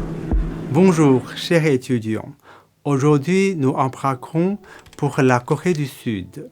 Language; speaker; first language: French; non-native, fluent; Korean